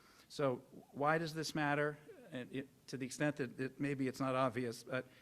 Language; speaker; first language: English; native; English